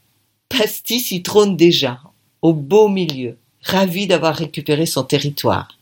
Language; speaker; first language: French; native; French